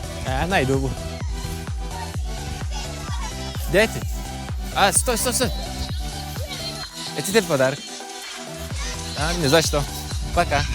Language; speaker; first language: Russian; non-native, learner; Turkmen